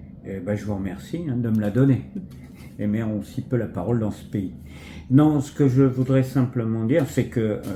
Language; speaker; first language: French; native; French